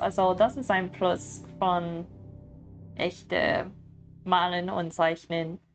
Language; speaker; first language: German; non-native, learner; English